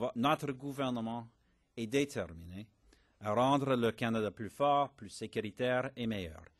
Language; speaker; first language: French; non-native, fluent; English